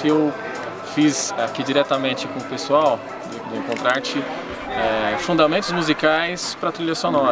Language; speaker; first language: Portuguese; native; Portuguese